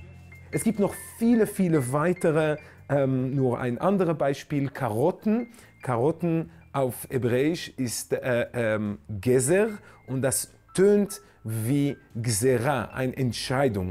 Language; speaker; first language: German; non-native, fluent; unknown